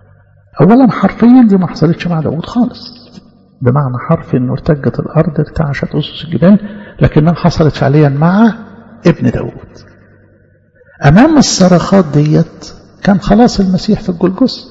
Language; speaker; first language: Arabic; native; Arabic